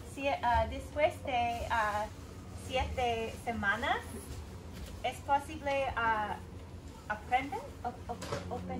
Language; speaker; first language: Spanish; non-native, learner; English